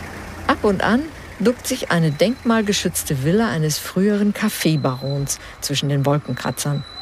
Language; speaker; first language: German; early bilingual, heritage; German